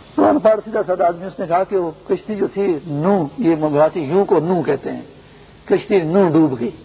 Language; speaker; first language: Urdu; non-native, local second language; Pashto